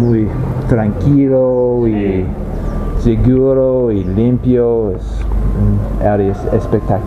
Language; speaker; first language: Spanish; non-native, learner; English